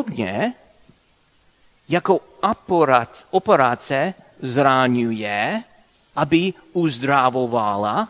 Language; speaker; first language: Czech; non-native, fluent; English